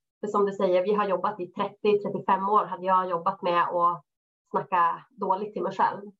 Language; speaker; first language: Swedish; native; Swedish